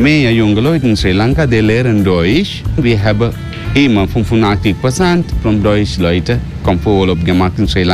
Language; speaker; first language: German; non-native, learner; Sinhala